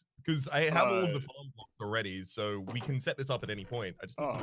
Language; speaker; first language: English; native; English